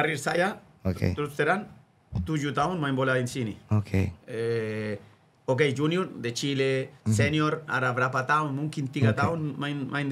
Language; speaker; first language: Indonesian; non-native, learner; Spanish